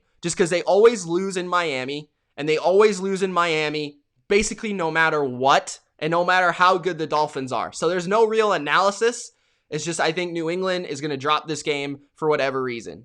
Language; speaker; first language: English; native; English